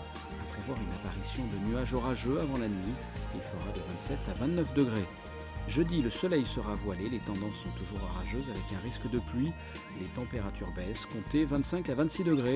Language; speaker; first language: French; native; French